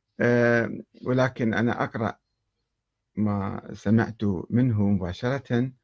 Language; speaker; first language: Arabic; native; Arabic